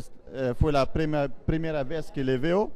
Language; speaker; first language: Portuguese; non-native, learner; French